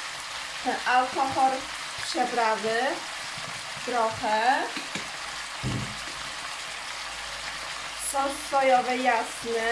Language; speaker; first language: Polish; non-native, learner; Chinese